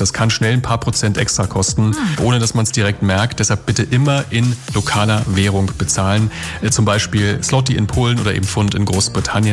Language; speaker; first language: German; native; German